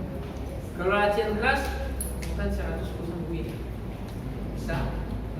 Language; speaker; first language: Indonesian; non-native, learner; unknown